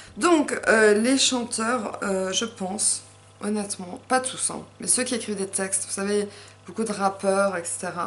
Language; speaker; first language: French; native; French